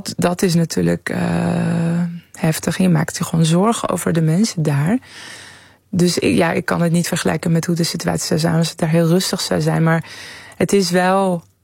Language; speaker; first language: Dutch; early bilingual, other home language; Persian